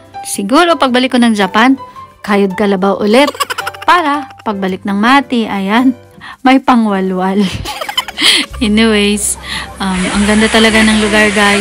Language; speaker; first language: Filipino; non-native, local second language; Cebuano